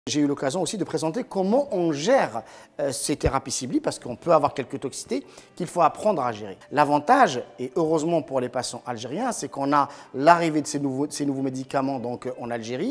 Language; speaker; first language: French; non-native, local second language; Arabic